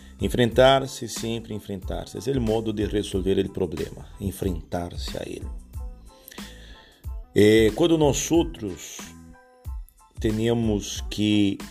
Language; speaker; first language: Portuguese; non-native, learner; Spanish